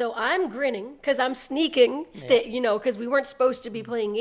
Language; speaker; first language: English; native; English